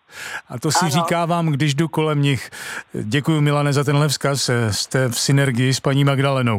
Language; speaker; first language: Czech; native; Czech